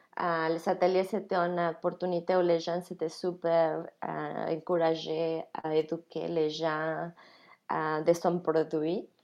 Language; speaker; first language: French; non-native, fluent; Spanish